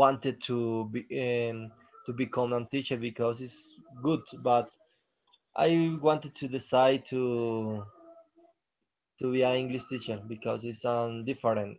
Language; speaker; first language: English; non-native, learner; Spanish